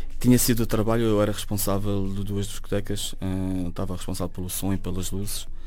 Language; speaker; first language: Portuguese; native; Portuguese